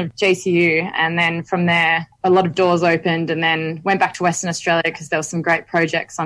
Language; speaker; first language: English; native; English